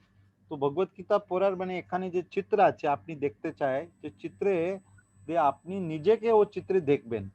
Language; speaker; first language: Bangla; non-native, learner; Hindi